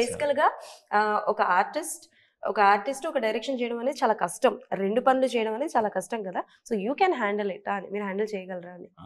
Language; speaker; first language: Telugu; native; Telugu